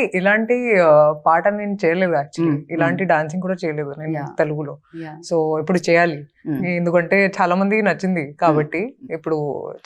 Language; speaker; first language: Telugu; non-native, fluent; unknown